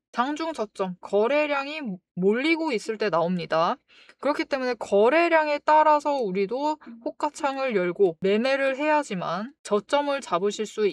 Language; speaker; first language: Korean; native; Korean